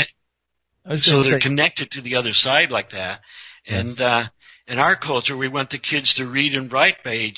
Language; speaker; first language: English; native; English